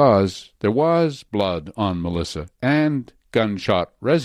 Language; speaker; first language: English; native; English